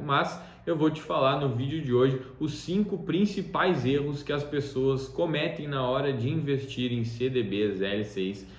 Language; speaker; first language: Portuguese; native; Portuguese